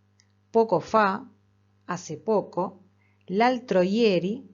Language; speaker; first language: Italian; non-native, fluent; Spanish